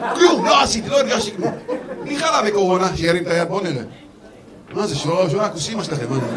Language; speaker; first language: Hebrew; non-native, local second language; Arabic